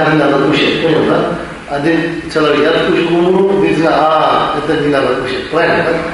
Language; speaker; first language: Russian; non-native, learner; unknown